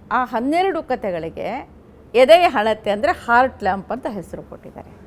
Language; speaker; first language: Kannada; non-native, local second language; Urdu